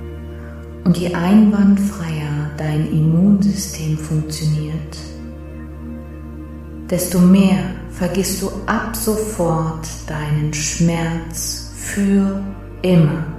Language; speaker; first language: German; native; German